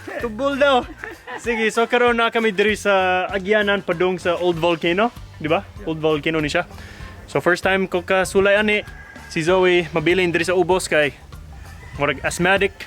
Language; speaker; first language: Cebuano; non-native, fluent; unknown